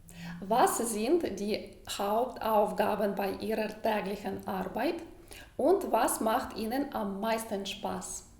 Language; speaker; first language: German; non-native, fluent; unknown